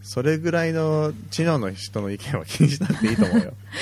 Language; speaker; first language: Japanese; early bilingual, heritage; Japanese